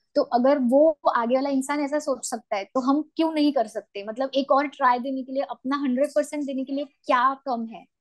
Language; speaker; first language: Hindi; non-native, local second language; Marathi